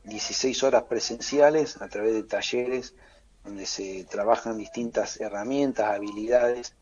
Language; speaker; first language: Spanish; native; Spanish